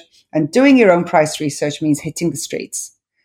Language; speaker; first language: English; non-native, local second language; Welsh